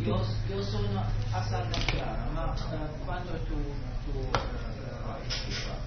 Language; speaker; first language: Italian; non-native, learner; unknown